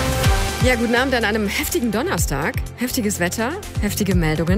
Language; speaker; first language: German; native; German